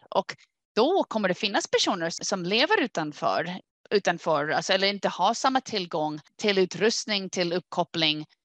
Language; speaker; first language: Swedish; non-native, fluent; English